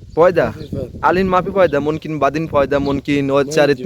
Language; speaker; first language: Arabic; non-native, learner; Bangla